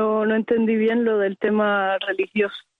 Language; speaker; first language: Spanish; early bilingual, heritage; Spanish